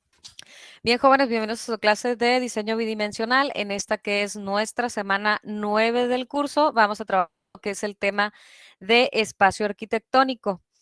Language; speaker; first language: Spanish; native; Spanish